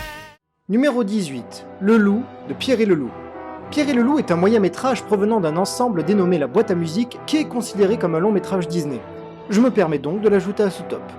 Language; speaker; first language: French; native; French